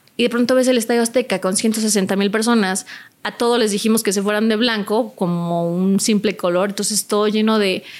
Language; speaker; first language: Spanish; native; Spanish